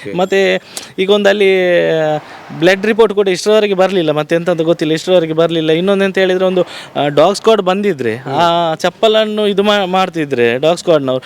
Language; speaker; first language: Kannada; native; Kannada